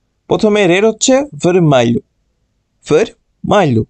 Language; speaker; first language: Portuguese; non-native, fluent; Bangla